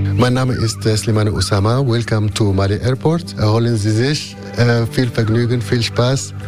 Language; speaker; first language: German; non-native, fluent; Arabic